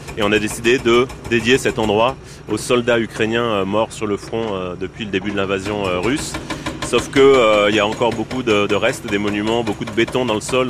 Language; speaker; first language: French; native; French